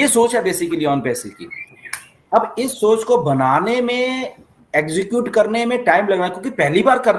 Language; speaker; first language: Hindi; native; Hindi